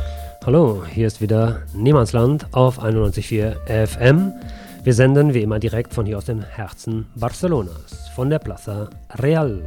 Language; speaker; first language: German; native; German